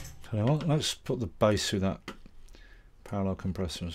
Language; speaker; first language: English; native; English